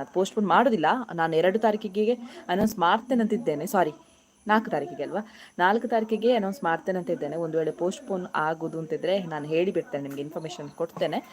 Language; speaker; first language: Kannada; non-native, local second language; Tulu